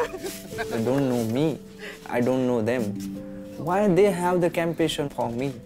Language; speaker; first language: English; non-native, local second language; Marathi